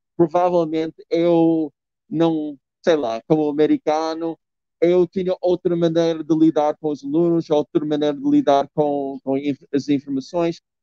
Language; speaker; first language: Portuguese; non-native, fluent; English